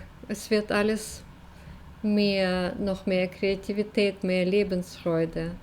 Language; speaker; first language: German; non-native, fluent; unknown